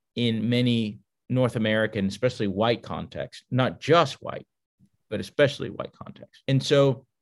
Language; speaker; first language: English; early bilingual, other home language; Spanish